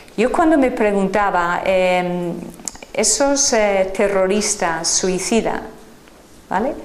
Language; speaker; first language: Spanish; non-native, fluent; English